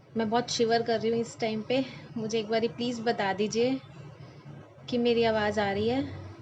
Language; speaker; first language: Hindi; native; Hindi